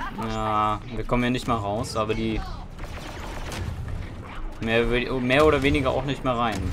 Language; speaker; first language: German; native; German